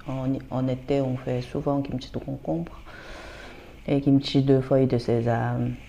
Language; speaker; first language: French; non-native, fluent; Korean